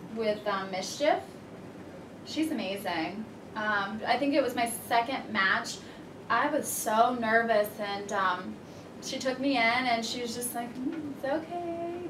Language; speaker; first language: English; native; English